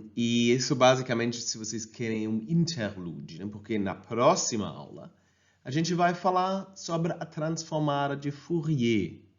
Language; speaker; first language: Portuguese; non-native, fluent; German